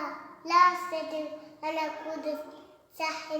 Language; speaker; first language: Arabic; non-native, learner; Urdu